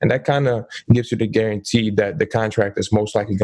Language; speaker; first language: English; non-native, fluent; Dutch